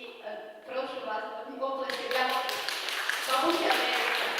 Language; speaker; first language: Ukrainian; early bilingual, heritage; Ukrainian